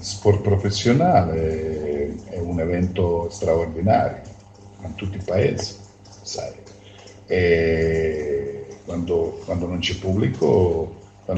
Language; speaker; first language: Italian; non-native, fluent; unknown